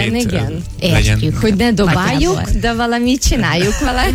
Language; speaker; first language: Hungarian; non-native, fluent; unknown